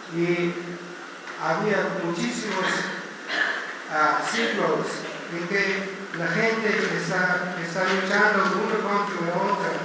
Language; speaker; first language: Spanish; non-native, learner; English